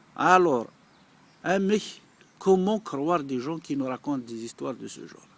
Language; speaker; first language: French; non-native, local second language; Arabic